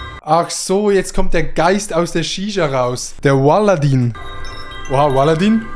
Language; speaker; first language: German; native; German